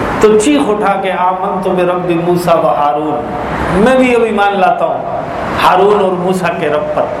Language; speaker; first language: Urdu; native; Urdu